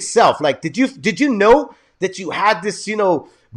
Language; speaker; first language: English; early bilingual, other home language; Spanish